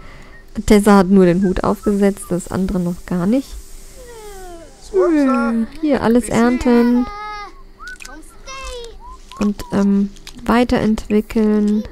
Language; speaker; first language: German; native; German